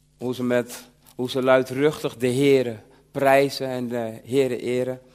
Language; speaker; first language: Dutch; early bilingual, other home language; Sranan Tongo